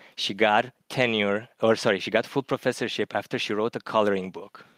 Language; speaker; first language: English; non-native, fluent; Romanian